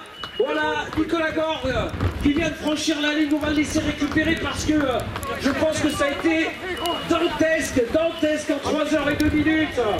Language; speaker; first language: French; native; French